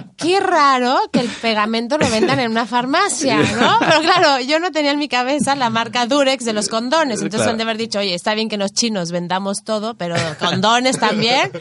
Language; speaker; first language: Spanish; native; Spanish